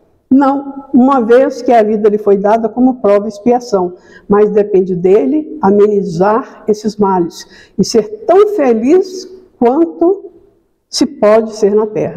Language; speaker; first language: Portuguese; native; Portuguese